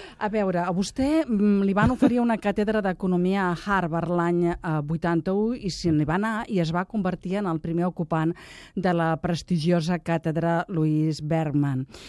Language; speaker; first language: Catalan; native; Catalan